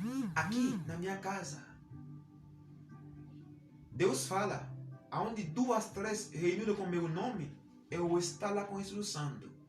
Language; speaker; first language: Portuguese; non-native, learner; Haitian Creole